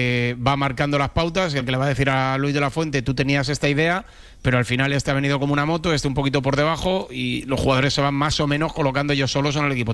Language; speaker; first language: Spanish; native; Spanish